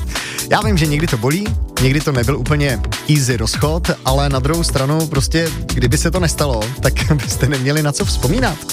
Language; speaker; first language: Czech; native; Czech